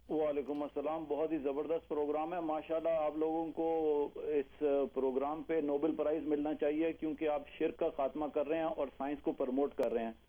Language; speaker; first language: Urdu; native; Urdu